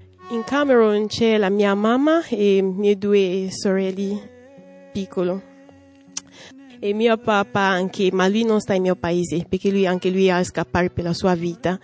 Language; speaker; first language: Italian; non-native, learner; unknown